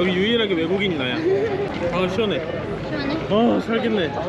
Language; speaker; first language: Korean; native; Korean